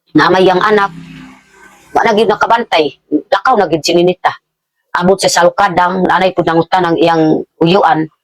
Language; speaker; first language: Cebuano; non-native, local second language; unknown